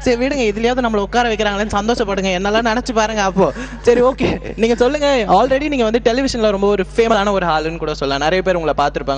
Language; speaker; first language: Tamil; native; Tamil